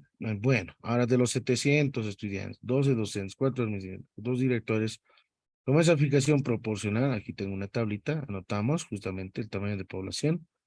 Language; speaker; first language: Spanish; native; Spanish